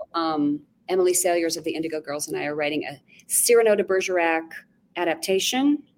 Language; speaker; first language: English; native; English